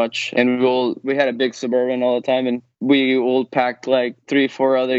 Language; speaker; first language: English; non-native, fluent; Spanish